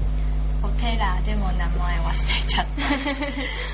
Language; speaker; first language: Japanese; non-native, learner; Chinese